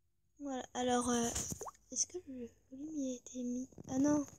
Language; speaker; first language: French; native; French